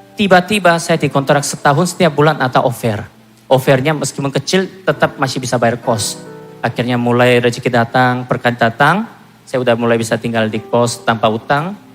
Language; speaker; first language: Indonesian; non-native, fluent; Korean